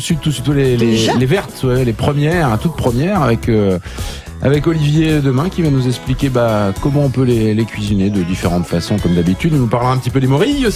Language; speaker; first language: French; native; French